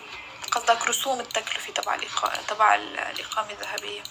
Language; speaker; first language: Arabic; native; Arabic